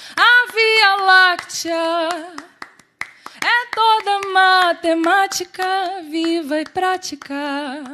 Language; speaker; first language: Portuguese; native; Portuguese